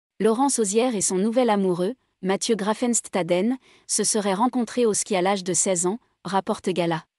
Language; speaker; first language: French; native; French